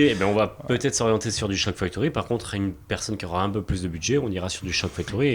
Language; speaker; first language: French; native; French